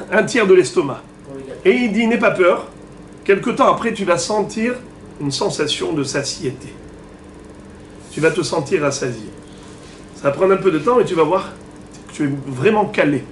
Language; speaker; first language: French; native; French